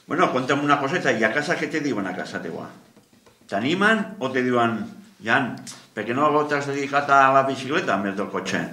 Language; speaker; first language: Catalan; native; Catalan